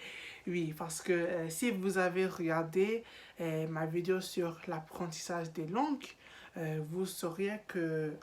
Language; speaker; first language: French; non-native, learner; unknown